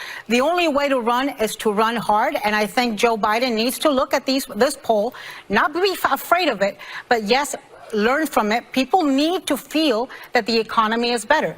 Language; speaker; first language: English; native; English